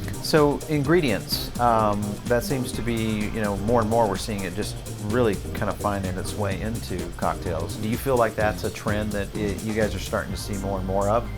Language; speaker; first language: English; native; English